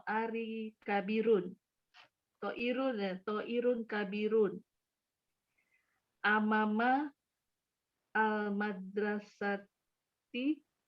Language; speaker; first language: Arabic; non-native, learner; Indonesian